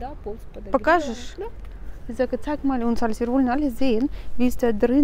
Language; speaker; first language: German; non-native, fluent; Russian